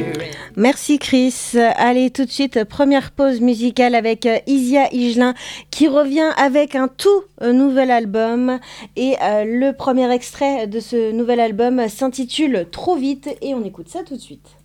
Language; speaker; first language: French; native; French